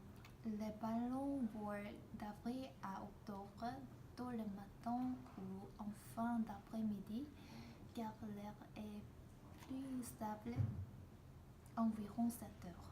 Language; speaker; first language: French; non-native, learner; Korean